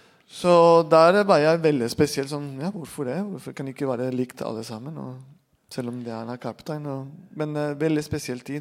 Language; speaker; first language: Norwegian; non-native, fluent; Spanish